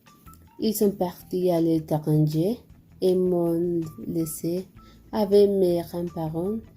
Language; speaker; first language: French; non-native, learner; Spanish